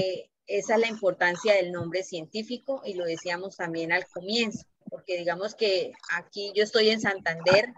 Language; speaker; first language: Spanish; native; Spanish